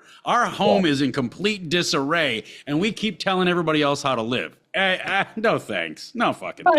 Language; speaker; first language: English; native; English